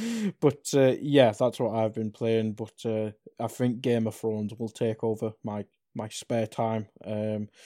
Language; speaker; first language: English; native; English